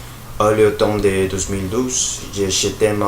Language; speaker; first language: French; non-native, learner; Spanish